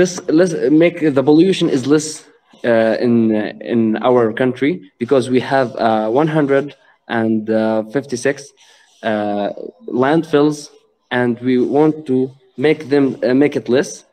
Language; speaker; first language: English; non-native, learner; Arabic